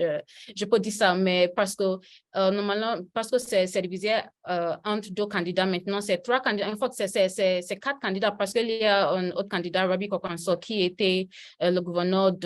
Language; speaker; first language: French; non-native, learner; Yoruba